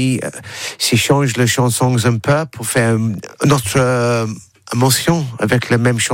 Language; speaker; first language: French; non-native, learner; English